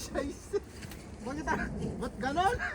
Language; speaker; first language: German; non-native, fluent; Filipino